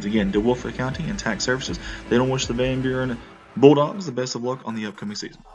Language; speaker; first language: English; native; English